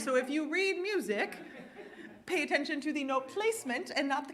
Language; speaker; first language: English; native; English